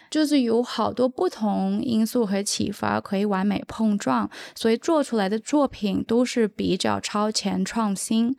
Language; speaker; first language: Chinese; early bilingual, heritage; Chinese